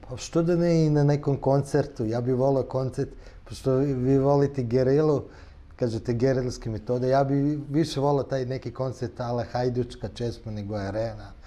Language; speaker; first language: Serbian; native; Serbian